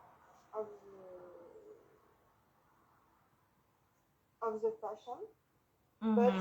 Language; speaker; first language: English; non-native, learner; French